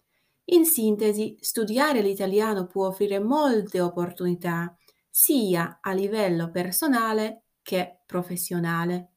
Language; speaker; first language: Italian; non-native, fluent; Slovak